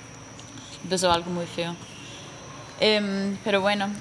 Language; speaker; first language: Spanish; non-native, fluent; Danish